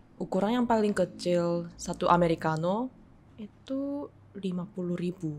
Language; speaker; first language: Indonesian; non-native, fluent; Korean